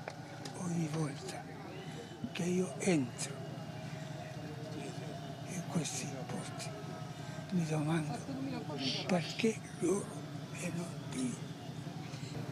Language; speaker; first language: Italian; non-native, fluent; Spanish